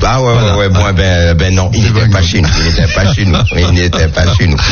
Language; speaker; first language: French; native; French